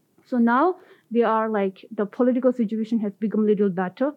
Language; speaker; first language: English; non-native, local second language; Tibetan